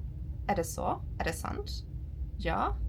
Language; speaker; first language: Swedish; non-native, learner; Turkish